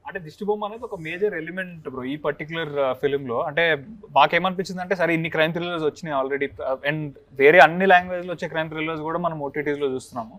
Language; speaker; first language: Telugu; native; Telugu